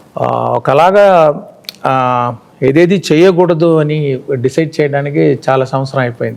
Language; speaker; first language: Telugu; non-native, local second language; Tamil